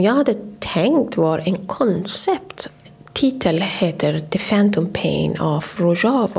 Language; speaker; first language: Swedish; non-native, fluent; Persian